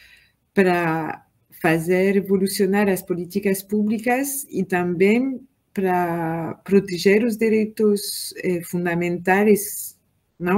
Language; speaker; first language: Portuguese; non-native, learner; French